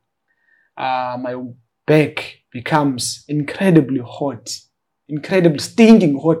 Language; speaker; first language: English; non-native, local second language; Xhosa